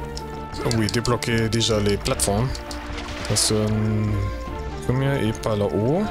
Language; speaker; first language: French; non-native, learner; German